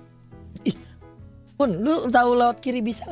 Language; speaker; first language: Indonesian; native; Indonesian